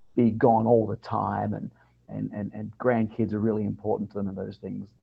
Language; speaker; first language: English; native; English